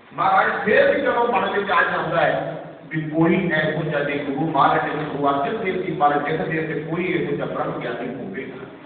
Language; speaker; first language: Hindi; non-native, local second language; Punjabi